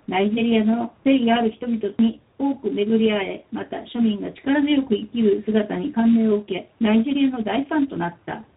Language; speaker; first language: Japanese; native; Japanese